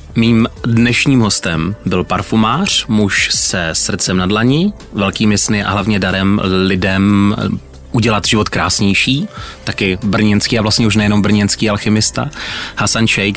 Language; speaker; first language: Czech; native; Czech